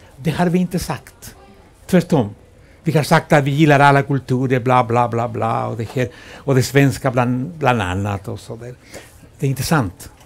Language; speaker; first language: Swedish; non-native, fluent; Spanish